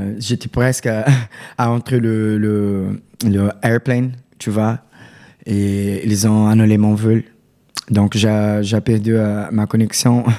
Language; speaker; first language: French; non-native, learner; Portuguese